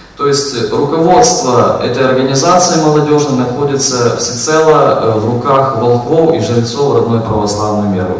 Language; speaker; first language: Russian; non-native, local second language; Ukrainian